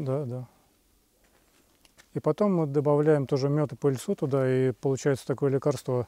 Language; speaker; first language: Russian; native; Russian